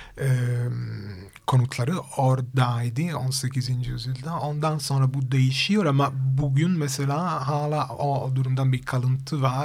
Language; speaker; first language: Turkish; non-native, fluent; Italian